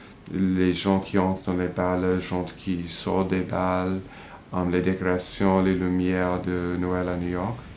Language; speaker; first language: French; non-native, fluent; English